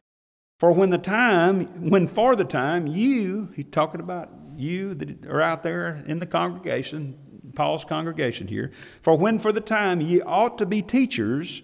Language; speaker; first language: English; native; English